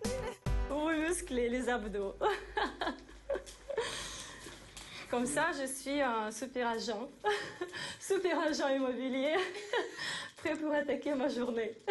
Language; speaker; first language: French; non-native, fluent; Russian